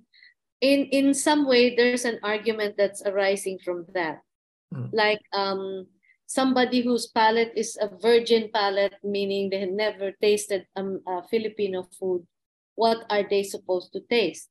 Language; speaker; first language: English; non-native, local second language; Filipino